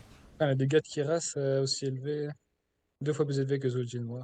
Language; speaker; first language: French; native; French